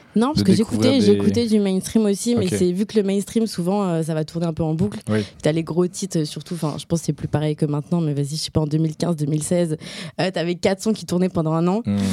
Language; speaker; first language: French; native; French